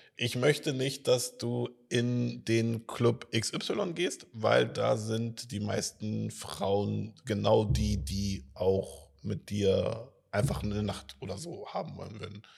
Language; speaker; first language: German; native; German